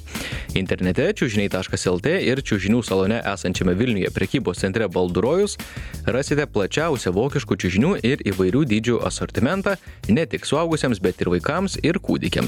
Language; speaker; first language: Lithuanian; native; Lithuanian